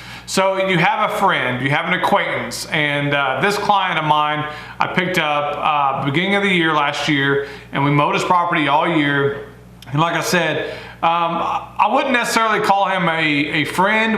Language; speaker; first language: English; native; English